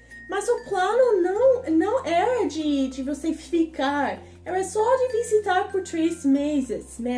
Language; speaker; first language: Portuguese; non-native, fluent; English